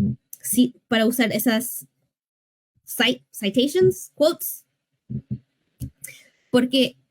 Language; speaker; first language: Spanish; early bilingual, heritage; English